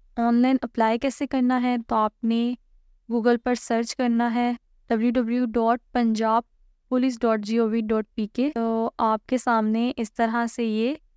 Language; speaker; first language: Urdu; native; Urdu